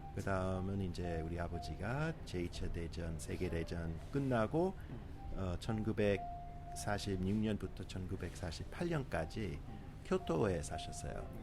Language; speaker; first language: Korean; non-native, fluent; English